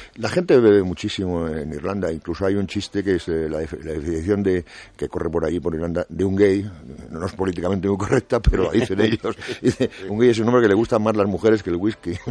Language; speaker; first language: Spanish; native; Spanish